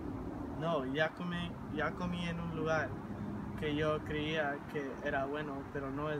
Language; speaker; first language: Spanish; non-native, learner; English